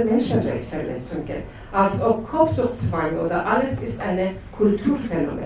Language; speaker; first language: German; non-native, fluent; Persian